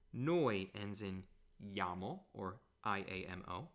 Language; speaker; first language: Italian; non-native, fluent; English